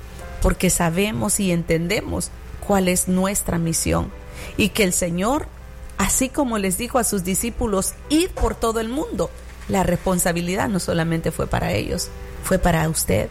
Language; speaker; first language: Spanish; native; Spanish